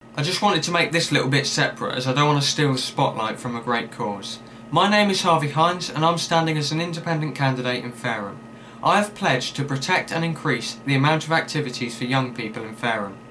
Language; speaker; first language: English; native; English